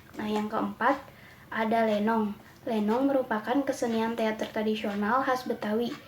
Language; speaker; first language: Indonesian; native; Indonesian